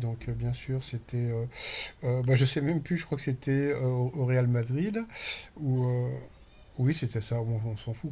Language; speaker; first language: French; native; French